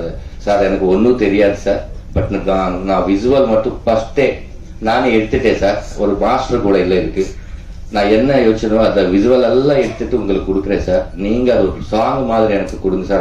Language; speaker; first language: Tamil; non-native, learner; Telugu